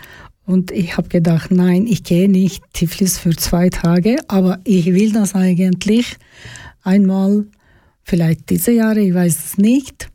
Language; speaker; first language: German; non-native, learner; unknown